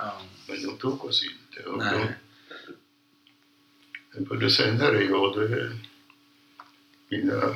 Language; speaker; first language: Swedish; non-native, fluent; Polish